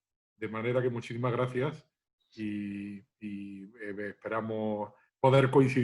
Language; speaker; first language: Spanish; native; Spanish